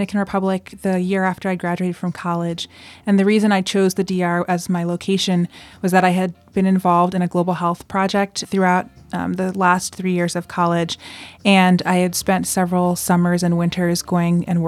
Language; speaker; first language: English; native; English